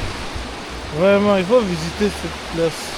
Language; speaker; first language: French; non-native, local second language; Swahili